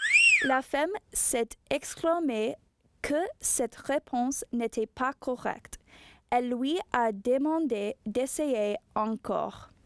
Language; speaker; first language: French; non-native, learner; English